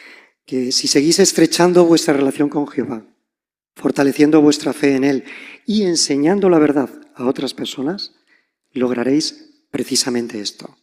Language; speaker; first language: Spanish; native; Spanish